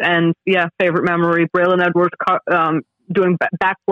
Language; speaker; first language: English; native; English